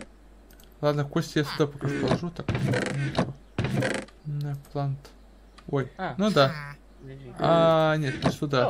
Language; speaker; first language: Russian; native; Russian